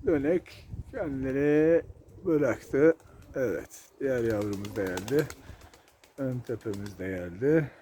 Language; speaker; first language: Turkish; native; Turkish